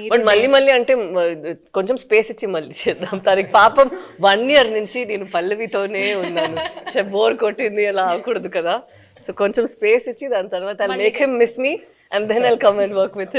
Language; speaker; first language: Telugu; non-native, fluent; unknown